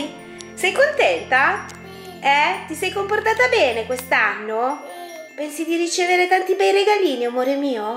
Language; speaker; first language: Italian; native; Italian